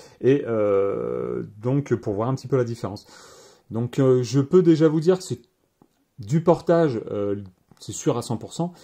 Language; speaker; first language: French; native; French